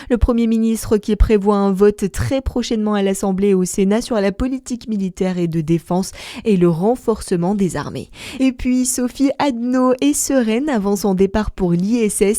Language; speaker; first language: French; native; French